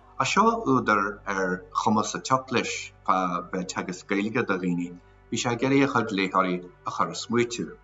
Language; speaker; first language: Irish; native; Irish